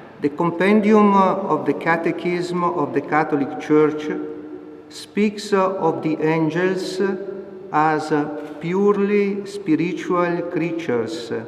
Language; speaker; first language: English; non-native, fluent; Italian